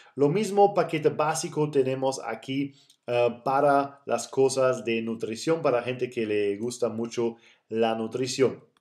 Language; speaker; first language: Spanish; non-native, fluent; German